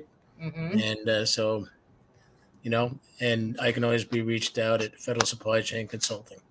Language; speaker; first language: English; native; English